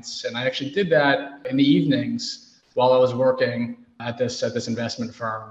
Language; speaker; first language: English; native; English